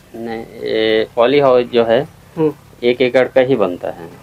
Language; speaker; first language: Hindi; native; Hindi